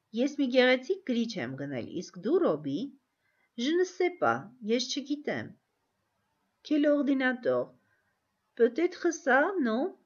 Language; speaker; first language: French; non-native, fluent; Armenian